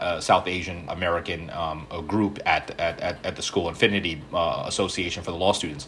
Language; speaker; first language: English; early bilingual, other home language; Malayalam